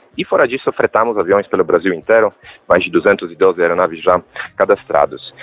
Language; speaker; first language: Portuguese; non-native, fluent; Polish